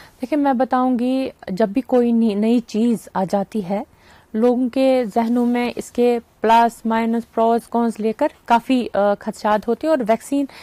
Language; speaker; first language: Hindi; non-native, local second language; Kashmiri